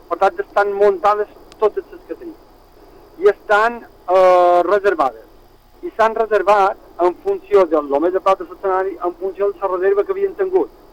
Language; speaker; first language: Catalan; native; Catalan